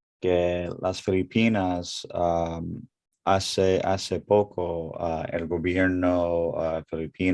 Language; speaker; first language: Spanish; early bilingual, heritage; English